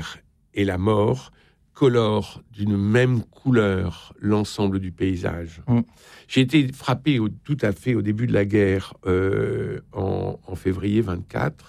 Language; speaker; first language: French; native; French